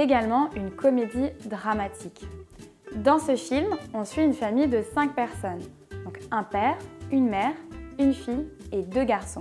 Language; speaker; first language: French; native; French